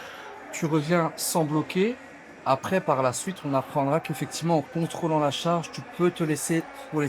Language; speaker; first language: French; native; French